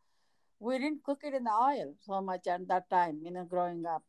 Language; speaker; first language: English; non-native, local second language; Telugu